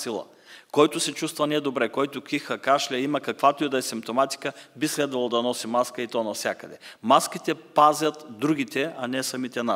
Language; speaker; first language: Bulgarian; native; Bulgarian